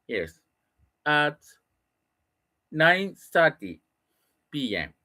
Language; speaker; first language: English; non-native, learner; Japanese